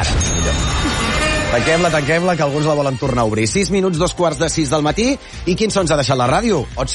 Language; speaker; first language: Catalan; native; Catalan